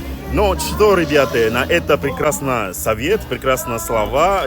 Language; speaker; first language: Russian; non-native, learner; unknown